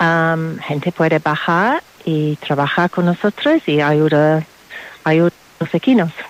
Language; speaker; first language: Spanish; non-native, learner; English